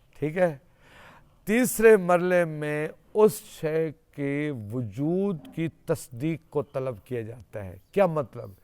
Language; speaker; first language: Urdu; non-native, local second language; Saraiki